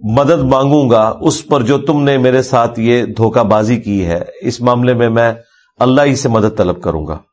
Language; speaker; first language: Urdu; non-native, local second language; Punjabi